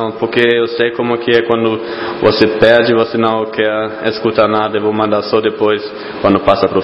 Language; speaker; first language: Portuguese; non-native, fluent; German